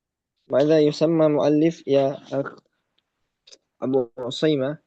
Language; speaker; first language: Arabic; non-native, learner; Indonesian